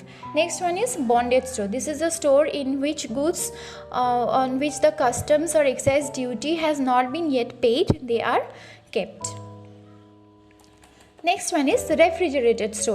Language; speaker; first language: English; non-native, local second language; Bangla